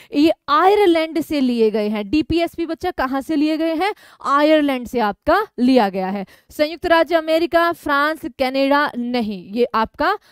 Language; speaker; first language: Hindi; native; Hindi